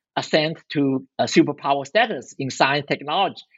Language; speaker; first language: English; non-native, fluent; Chinese